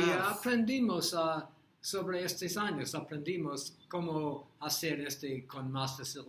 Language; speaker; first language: Portuguese; non-native, learner; English